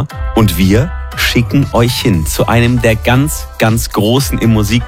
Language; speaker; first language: German; native; German